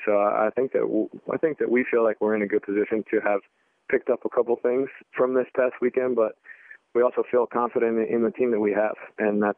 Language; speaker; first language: English; native; English